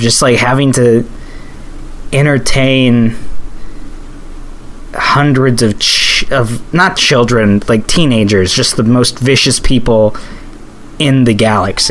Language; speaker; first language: English; native; English